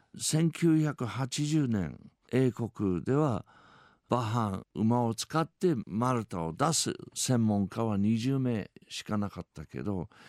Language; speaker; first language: Japanese; non-native, fluent; English